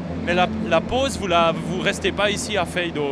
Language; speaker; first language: French; native; French